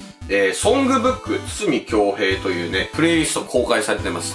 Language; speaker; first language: Japanese; native; Japanese